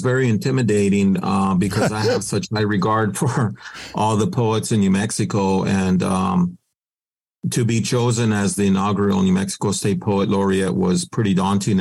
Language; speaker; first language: English; native; English